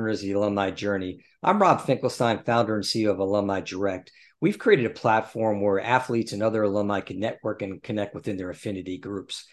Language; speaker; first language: English; native; English